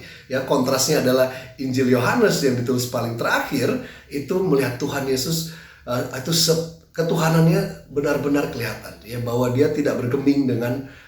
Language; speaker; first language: Indonesian; native; Indonesian